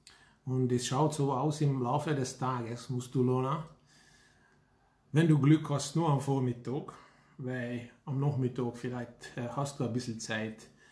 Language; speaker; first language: German; non-native, fluent; Hungarian